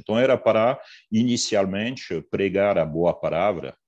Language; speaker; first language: Portuguese; non-native, fluent; French